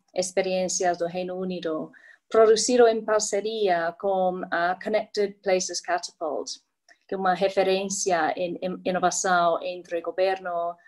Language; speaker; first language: Portuguese; non-native, fluent; English